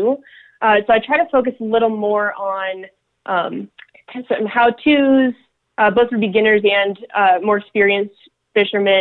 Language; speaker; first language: English; native; English